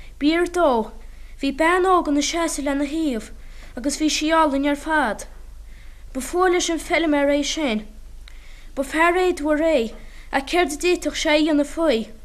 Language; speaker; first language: Irish; native; Irish